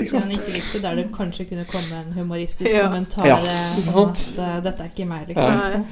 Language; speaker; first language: Norwegian; native; Norwegian